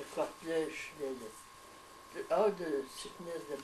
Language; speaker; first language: English; early bilingual, heritage; French